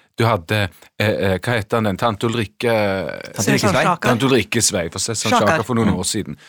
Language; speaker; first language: Norwegian; native; Norwegian